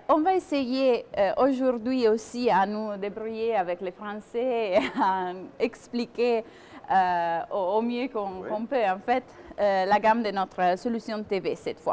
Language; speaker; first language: French; non-native, fluent; Italian